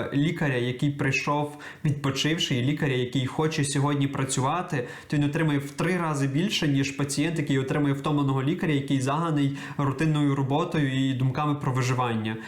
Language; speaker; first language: Ukrainian; native; Ukrainian